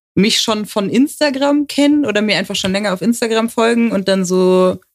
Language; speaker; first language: German; native; German